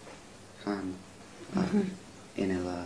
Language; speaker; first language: Spanish; non-native, learner; English